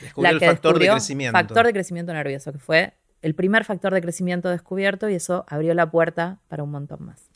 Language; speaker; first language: Spanish; native; Spanish